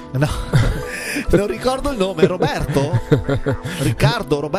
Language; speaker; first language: Italian; native; Italian